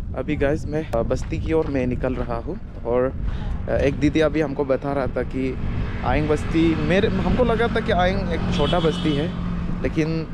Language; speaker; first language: Hindi; non-native, local second language; Adi